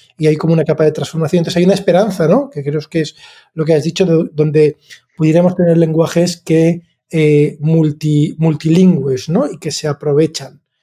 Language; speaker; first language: Spanish; native; Spanish